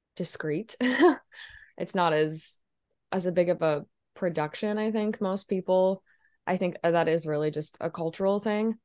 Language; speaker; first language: English; native; English